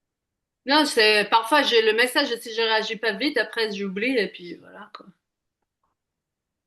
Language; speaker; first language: French; native; French